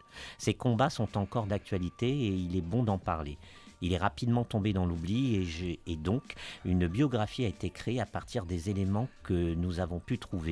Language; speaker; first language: French; native; French